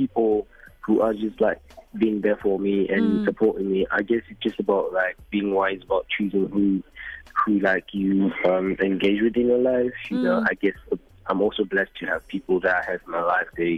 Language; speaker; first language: English; non-native, local second language; Zulu